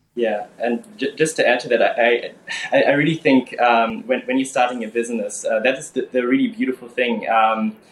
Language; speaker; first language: English; early bilingual, other home language; German